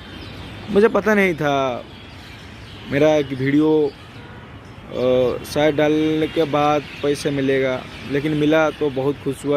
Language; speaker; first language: Hindi; non-native, local second language; Odia